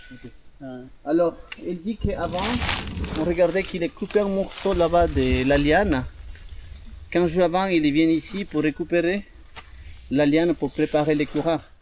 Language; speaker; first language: French; non-native, learner; Spanish